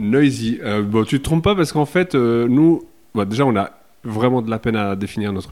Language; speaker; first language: French; native; French